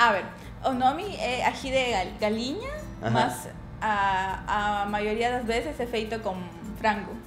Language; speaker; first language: Portuguese; non-native, learner; Spanish